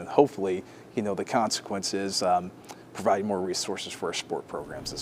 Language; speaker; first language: English; native; English